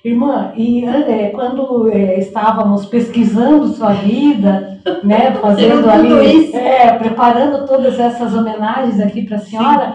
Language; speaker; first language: Portuguese; native; Portuguese